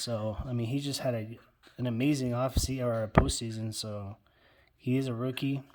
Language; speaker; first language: English; native; English